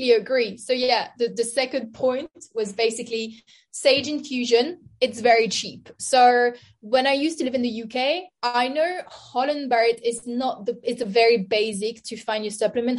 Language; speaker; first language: English; non-native, fluent; French